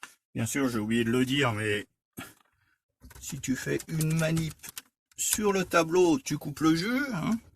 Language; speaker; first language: French; native; French